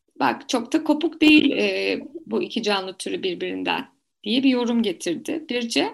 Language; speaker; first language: Turkish; native; Turkish